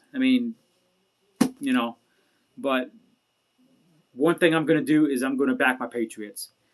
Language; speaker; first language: English; native; English